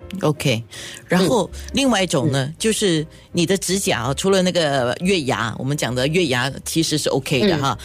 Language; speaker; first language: Chinese; native; Chinese